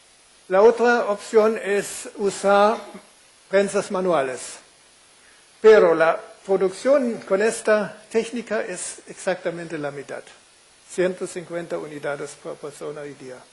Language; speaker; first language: Spanish; non-native, fluent; German